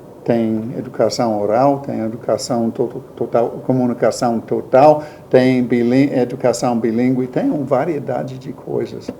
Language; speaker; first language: Portuguese; non-native, learner; English